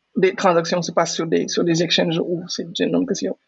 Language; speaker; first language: French; non-native, local second language; Wolof